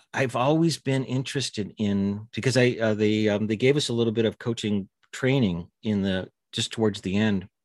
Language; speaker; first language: English; native; English